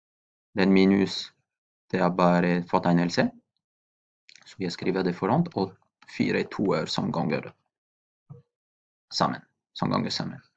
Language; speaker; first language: Norwegian; non-native, fluent; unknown